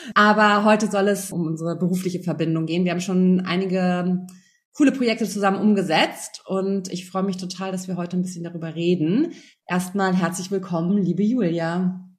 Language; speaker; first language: German; native; German